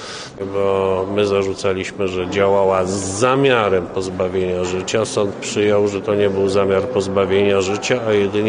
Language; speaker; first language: Polish; native; Polish